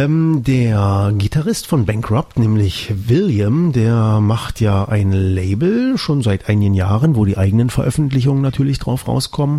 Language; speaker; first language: German; native; German